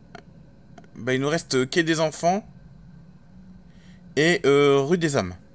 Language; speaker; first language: French; native; French